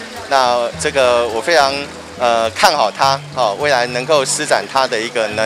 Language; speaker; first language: Chinese; native; Chinese